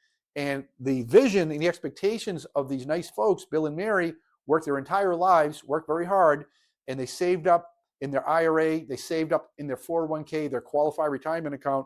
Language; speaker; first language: English; native; English